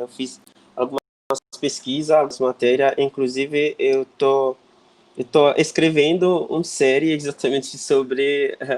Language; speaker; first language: Portuguese; non-native, fluent; Haitian Creole